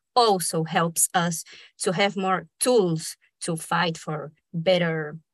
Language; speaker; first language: English; non-native, fluent; Spanish